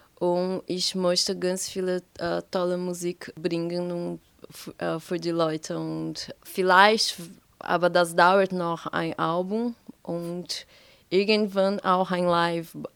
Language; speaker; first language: German; non-native, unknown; Portuguese